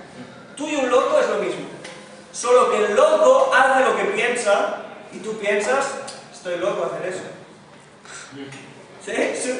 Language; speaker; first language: Spanish; non-native, fluent; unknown